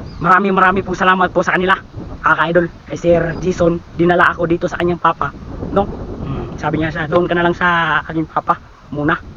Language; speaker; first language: Filipino; non-native, local second language; Cebuano